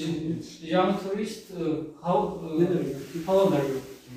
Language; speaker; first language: English; non-native, learner; Turkish